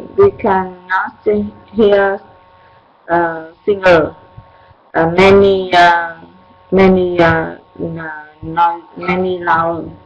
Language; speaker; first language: English; non-native, learner; Vietnamese